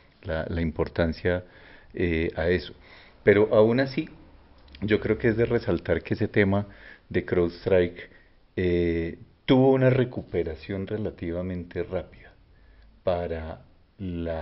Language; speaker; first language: Spanish; native; Spanish